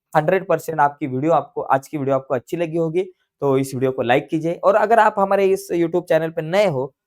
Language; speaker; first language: Hindi; non-native, local second language; Marathi